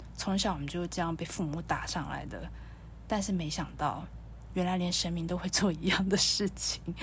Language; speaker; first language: Chinese; native; Chinese